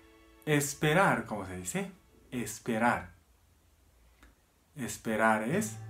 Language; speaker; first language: Spanish; non-native, fluent; Japanese